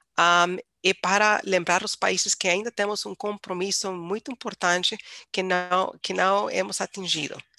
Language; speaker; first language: Portuguese; non-native, fluent; English